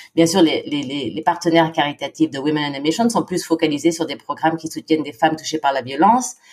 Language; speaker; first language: French; non-native, fluent; Filipino